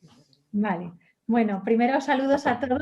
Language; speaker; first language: Spanish; native; Spanish